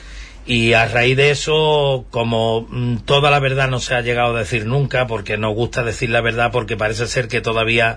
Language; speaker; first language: Spanish; native; Spanish